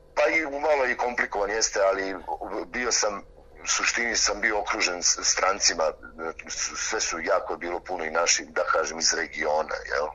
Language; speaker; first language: Serbian; native; Serbian